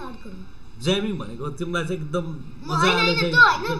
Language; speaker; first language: Nepali; native; Nepali